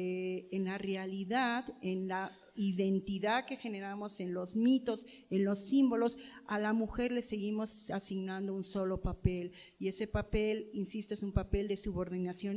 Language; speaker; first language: Spanish; native; Spanish